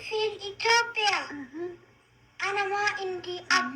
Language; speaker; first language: Arabic; non-native, learner; Amharic